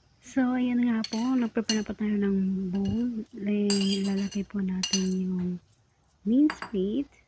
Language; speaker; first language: Filipino; non-native, local second language; Waray